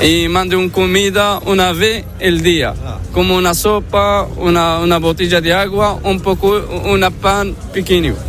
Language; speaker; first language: Spanish; non-native, learner; Arabic